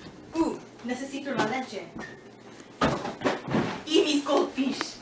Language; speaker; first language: Spanish; non-native, learner; English